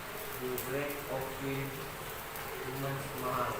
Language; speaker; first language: English; non-native, learner; Indonesian